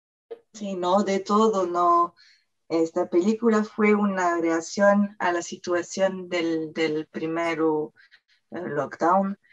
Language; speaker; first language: Spanish; non-native, fluent; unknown